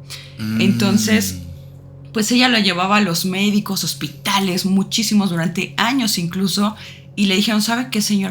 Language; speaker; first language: Spanish; native; Spanish